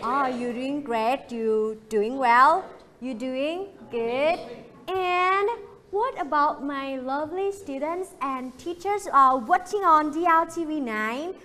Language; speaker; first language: English; non-native, fluent; Thai